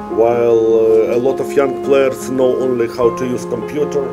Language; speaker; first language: English; non-native, fluent; Russian